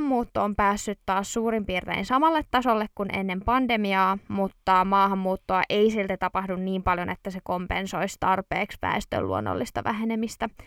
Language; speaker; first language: Finnish; native; Finnish